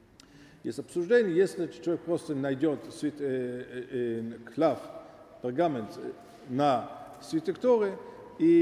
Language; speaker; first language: Russian; non-native, learner; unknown